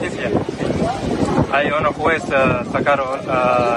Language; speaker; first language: Spanish; non-native, learner; Arabic